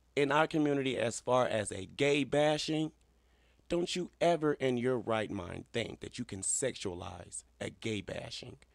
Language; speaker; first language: English; native; English